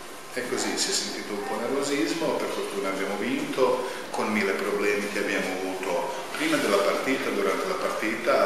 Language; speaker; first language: Italian; non-native, fluent; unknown